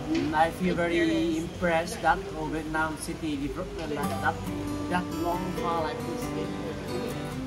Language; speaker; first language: English; non-native, learner; Japanese